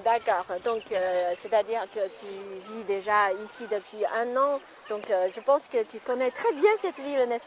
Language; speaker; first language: French; non-native, fluent; Chinese